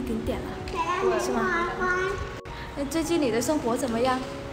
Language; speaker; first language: Chinese; non-native, fluent; Vietnamese